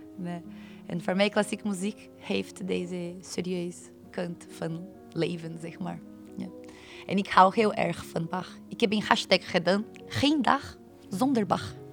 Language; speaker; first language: Dutch; non-native, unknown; Portuguese